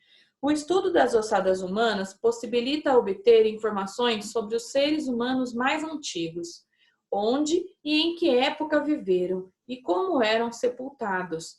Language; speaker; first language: Portuguese; native; Portuguese